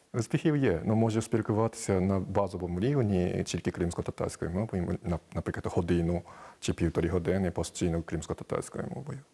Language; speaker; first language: Ukrainian; non-native, fluent; Japanese